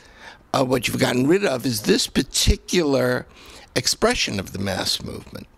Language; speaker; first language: English; native; English